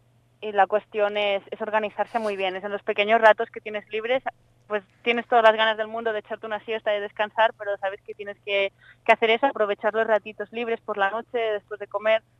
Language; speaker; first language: Spanish; native; Spanish